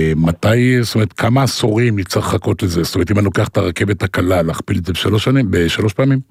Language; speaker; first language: Hebrew; native; Hebrew